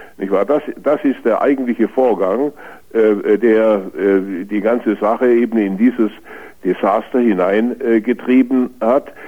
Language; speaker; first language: German; native; German